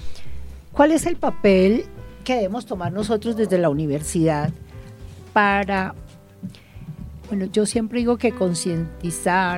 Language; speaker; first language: Spanish; native; Spanish